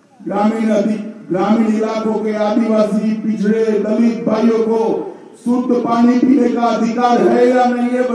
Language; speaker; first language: Hindi; non-native, local second language; Gujarati